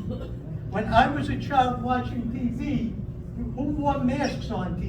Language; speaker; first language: English; native; English